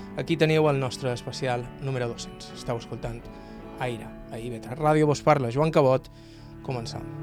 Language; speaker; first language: Catalan; native; Catalan